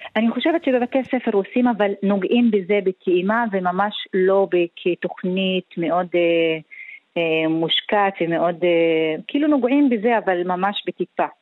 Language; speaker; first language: Hebrew; non-native, local second language; Arabic